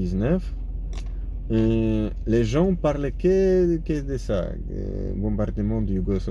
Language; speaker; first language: French; non-native, fluent; Polish